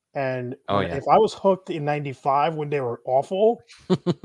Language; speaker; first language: English; native; English